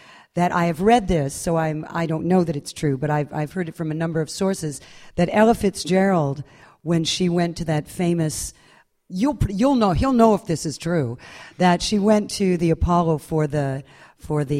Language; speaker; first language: English; native; English